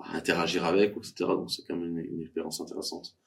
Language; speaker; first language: French; native; French